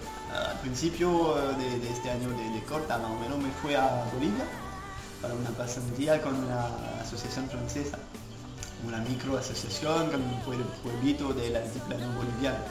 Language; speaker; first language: Spanish; non-native, fluent; French